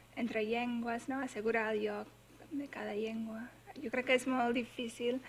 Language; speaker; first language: Catalan; non-native, fluent; English